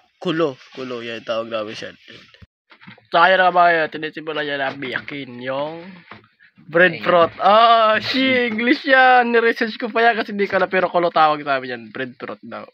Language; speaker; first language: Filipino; non-native, local second language; Masbatenyo